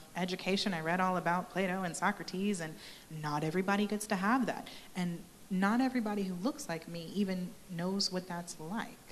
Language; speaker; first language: English; native; English